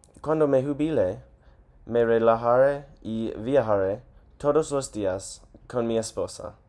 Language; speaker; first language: Spanish; non-native, learner; English